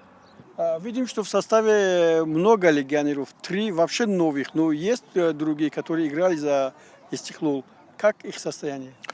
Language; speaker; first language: Russian; non-native, local second language; Tajik